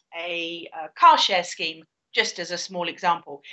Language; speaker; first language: English; native; English